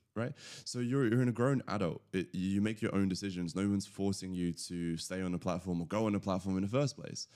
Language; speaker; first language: English; early bilingual, other home language; Latvian